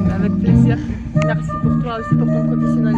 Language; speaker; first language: French; non-native, learner; Russian